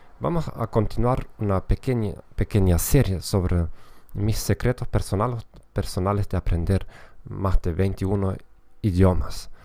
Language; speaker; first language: Spanish; non-native, fluent; German